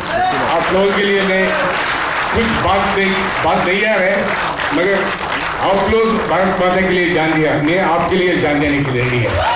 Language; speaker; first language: Hindi; non-native, local second language; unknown